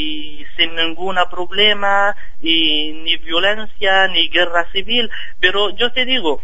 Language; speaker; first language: Spanish; non-native, fluent; Arabic